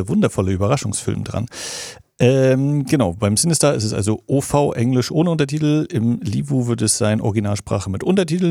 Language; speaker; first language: German; native; German